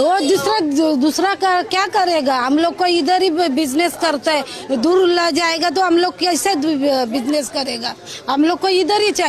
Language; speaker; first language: Hindi; non-native, local second language; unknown